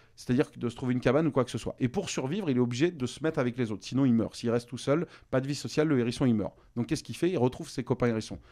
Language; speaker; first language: French; native; French